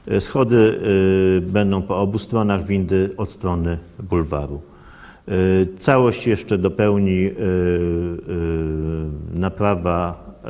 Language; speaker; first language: Polish; native; Polish